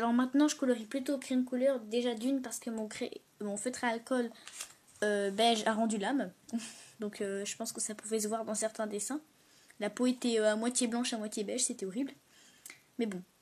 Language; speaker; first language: French; native; French